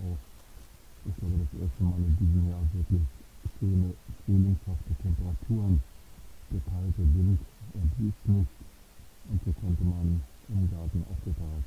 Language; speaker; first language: German; native; German